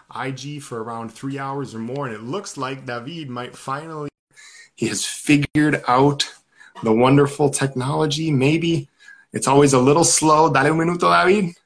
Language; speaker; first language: English; native; English